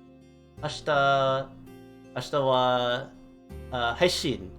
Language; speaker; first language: Japanese; non-native, learner; English